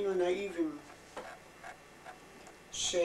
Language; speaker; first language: Hebrew; non-native, fluent; German